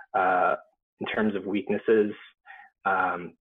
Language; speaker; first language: English; native; English